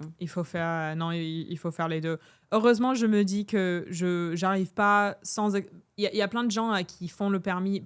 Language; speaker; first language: French; non-native, fluent; English